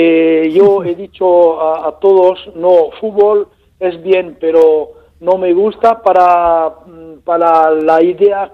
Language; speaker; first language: Spanish; non-native, learner; French